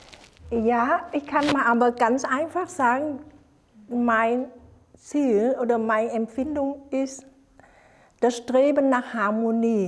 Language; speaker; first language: German; non-native, fluent; Vietnamese